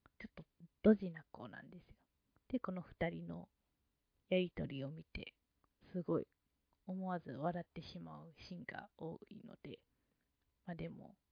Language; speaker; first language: Japanese; non-native, fluent; Chinese